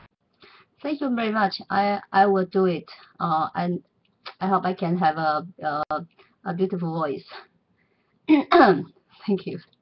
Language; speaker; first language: English; non-native, learner; Chinese